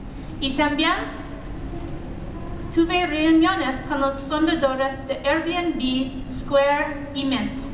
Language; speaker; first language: Spanish; non-native, learner; English